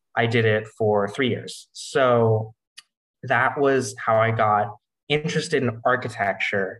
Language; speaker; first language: English; native; English